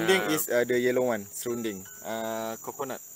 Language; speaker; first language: English; non-native, learner; Malay